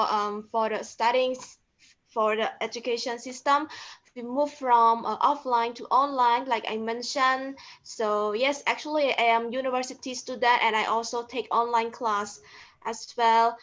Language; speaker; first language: English; non-native, learner; Khmer